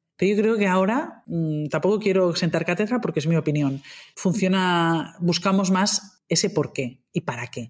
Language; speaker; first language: Spanish; native; Spanish